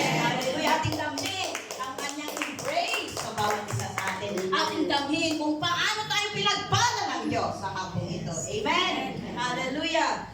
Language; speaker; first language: Filipino; non-native, local second language; Iloko